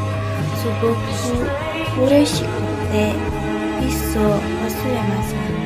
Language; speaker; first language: Japanese; non-native, learner; Indonesian